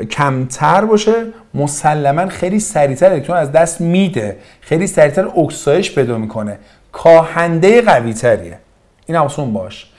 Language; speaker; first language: Persian; native; Persian